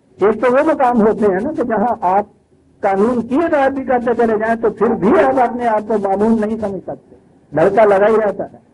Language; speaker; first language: Urdu; non-native, local second language; Punjabi